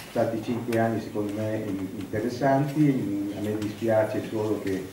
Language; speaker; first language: Italian; early bilingual, heritage; Italian